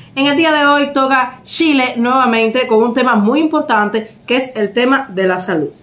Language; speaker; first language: Spanish; native; Spanish